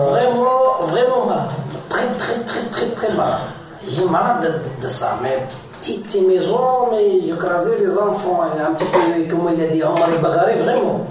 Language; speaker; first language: French; non-native, learner; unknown